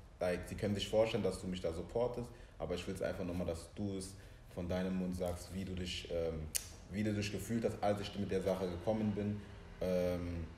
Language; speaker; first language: German; early bilingual, other home language; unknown